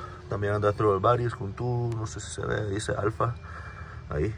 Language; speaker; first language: Spanish; native; Spanish